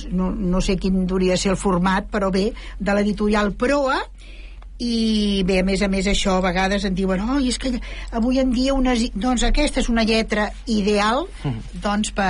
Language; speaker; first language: Catalan; native; Catalan